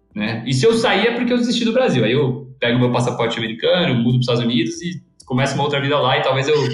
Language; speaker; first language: Portuguese; early bilingual, other home language; English